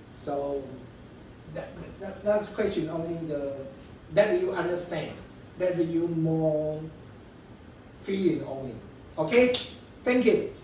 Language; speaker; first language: English; non-native, learner; Chinese